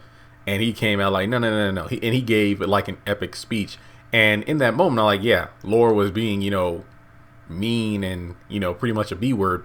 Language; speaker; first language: English; native; English